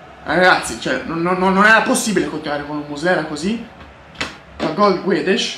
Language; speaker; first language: Italian; native; Italian